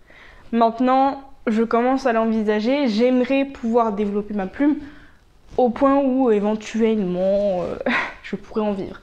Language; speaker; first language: French; native; French